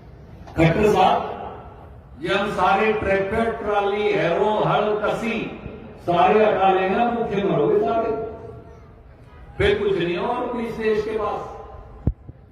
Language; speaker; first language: Hindi; native; Hindi